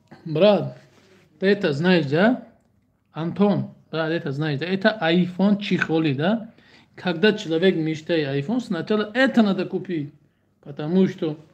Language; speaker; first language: Russian; non-native, learner; Tajik